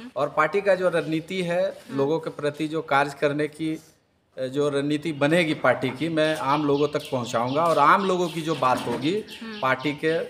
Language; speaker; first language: Hindi; native; Hindi